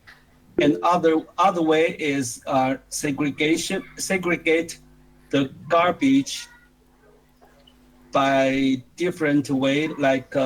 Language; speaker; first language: English; non-native, learner; Chinese